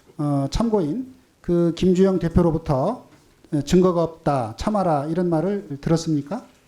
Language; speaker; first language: Korean; native; Korean